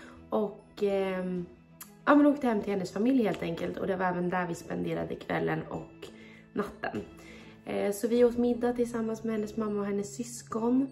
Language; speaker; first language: Swedish; native; Swedish